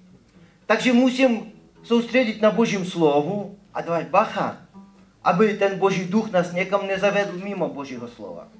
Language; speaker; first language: Czech; non-native, fluent; Ukrainian